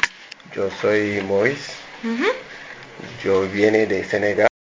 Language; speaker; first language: Spanish; non-native, learner; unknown